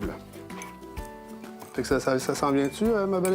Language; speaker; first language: French; native; French